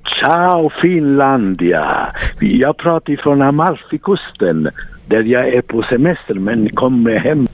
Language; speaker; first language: Swedish; non-native, fluent; Italian